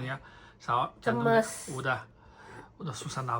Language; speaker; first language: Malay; non-native, fluent; Chinese